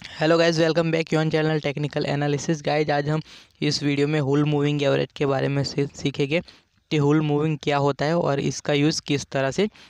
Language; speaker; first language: Hindi; non-native, local second language; Gujarati